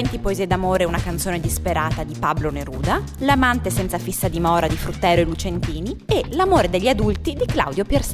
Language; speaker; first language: Italian; native; Italian